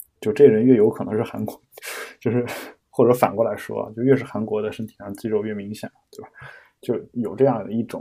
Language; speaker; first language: Chinese; native; Chinese